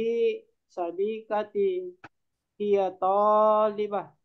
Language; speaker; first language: Arabic; non-native, learner; Indonesian